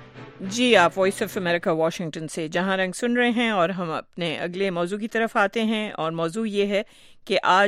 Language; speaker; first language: Urdu; native; Urdu